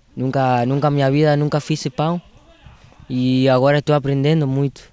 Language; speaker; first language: Portuguese; non-native, learner; Spanish